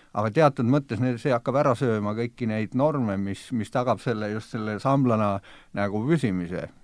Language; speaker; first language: Estonian; native; Estonian